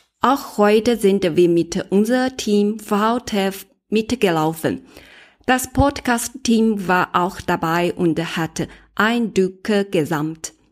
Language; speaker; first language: German; non-native, learner; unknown